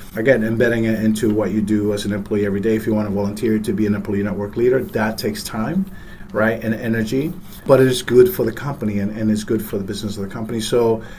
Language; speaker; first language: English; early bilingual, other home language; Spanish